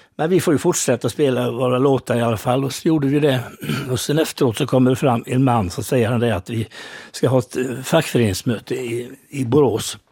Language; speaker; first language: Swedish; native; Swedish